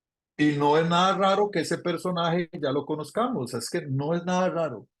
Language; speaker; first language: Spanish; native; Spanish